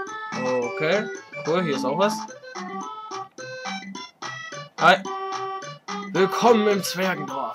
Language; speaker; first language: German; native; German